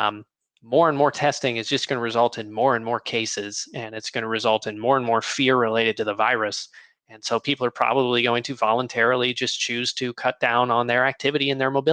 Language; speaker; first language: English; native; English